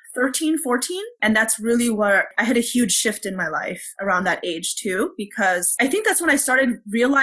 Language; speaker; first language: English; early bilingual, other home language; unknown